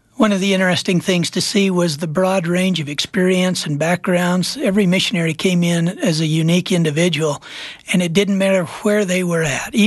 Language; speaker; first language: English; native; English